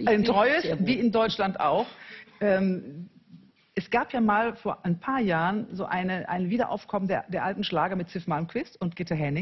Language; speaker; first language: German; native; German